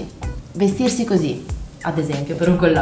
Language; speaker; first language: Italian; native; Italian